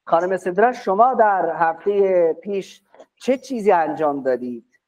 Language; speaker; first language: Persian; non-native, fluent; Urdu